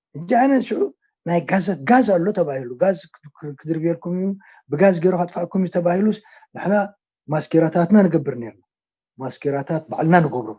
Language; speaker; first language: Tigrinya; non-native, local second language; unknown